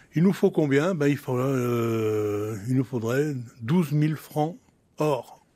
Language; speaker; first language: French; native; French